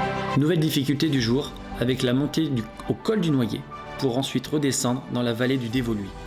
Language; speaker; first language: French; native; French